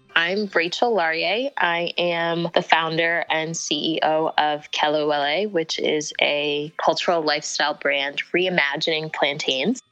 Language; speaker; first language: English; early bilingual, other home language; Akan